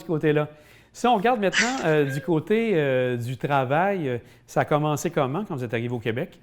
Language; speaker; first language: French; native; French